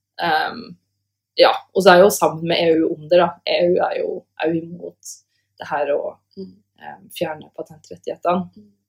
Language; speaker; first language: Norwegian; native; Norwegian